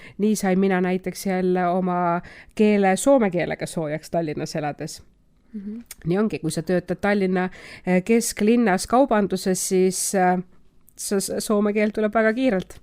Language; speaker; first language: Estonian; non-native, local second language; Russian